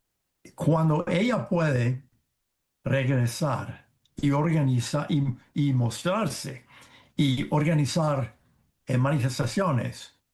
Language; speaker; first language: Spanish; non-native, fluent; English